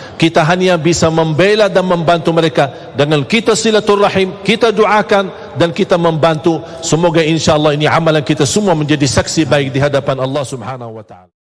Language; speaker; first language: Malay; non-native, fluent; Arabic